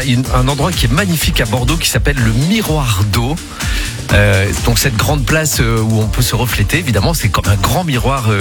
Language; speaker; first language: French; native; French